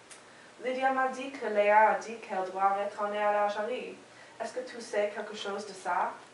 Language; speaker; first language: French; non-native, learner; English